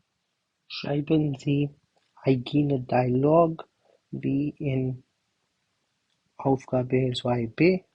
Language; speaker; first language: German; non-native, learner; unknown